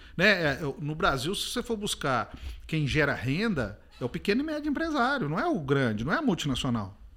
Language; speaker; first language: Portuguese; native; Portuguese